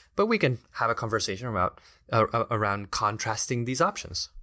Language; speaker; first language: English; non-native, fluent; Spanish